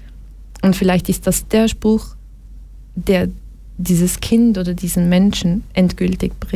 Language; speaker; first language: German; early bilingual, other home language; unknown